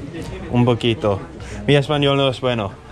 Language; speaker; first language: Spanish; non-native, learner; English